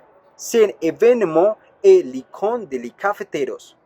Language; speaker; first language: French; non-native, learner; Spanish